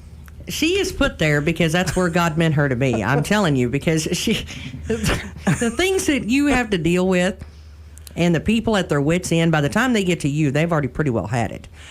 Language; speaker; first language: English; native; English